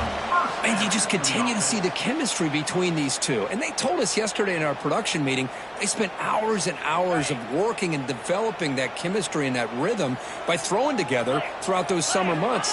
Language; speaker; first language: English; native; English